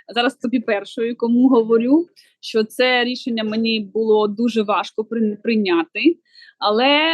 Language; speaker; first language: Ukrainian; non-native, local second language; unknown